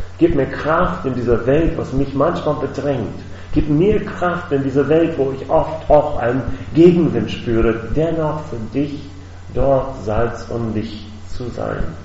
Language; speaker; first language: German; non-native, fluent; English